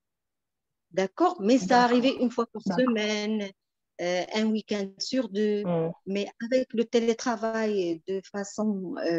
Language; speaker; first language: French; non-native, local second language; Arabic